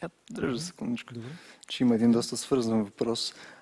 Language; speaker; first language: Bulgarian; native; Bulgarian